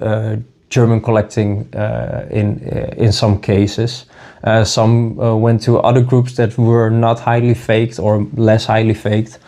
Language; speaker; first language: English; non-native, fluent; Dutch